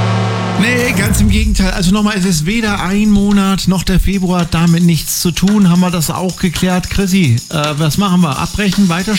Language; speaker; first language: German; native; German